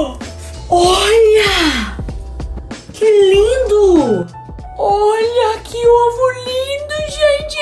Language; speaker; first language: Portuguese; non-native, fluent; English